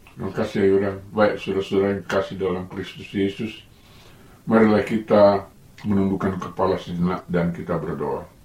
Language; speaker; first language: Indonesian; native; Indonesian